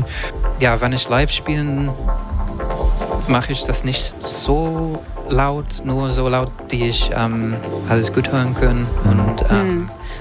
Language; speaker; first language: German; non-native, fluent; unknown